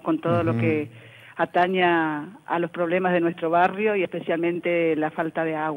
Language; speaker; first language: Spanish; native; Spanish